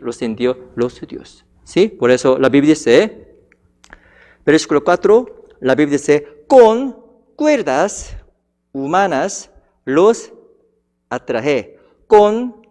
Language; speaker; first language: Spanish; non-native, fluent; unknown